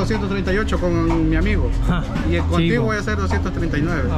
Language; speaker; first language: Spanish; native; Spanish